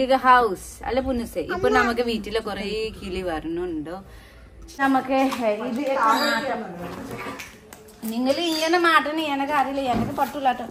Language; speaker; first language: Malayalam; non-native, learner; Nepali